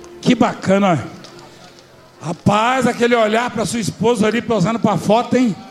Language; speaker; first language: Portuguese; native; Portuguese